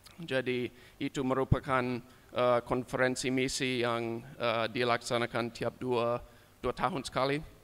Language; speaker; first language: Indonesian; non-native, fluent; English